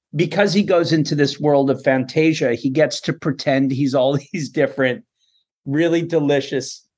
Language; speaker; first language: English; native; English